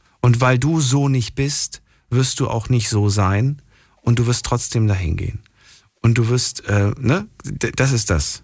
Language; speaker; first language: German; native; German